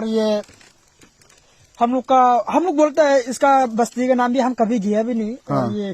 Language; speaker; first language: Hindi; non-native, local second language; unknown